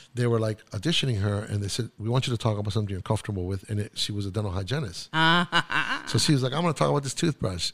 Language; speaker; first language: English; non-native, fluent; Spanish